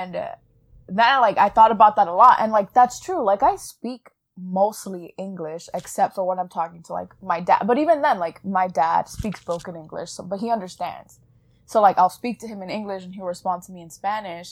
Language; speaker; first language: English; early bilingual, other home language; Spanish